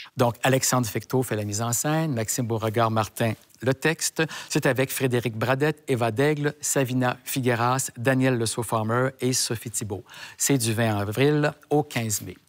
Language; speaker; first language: French; native; French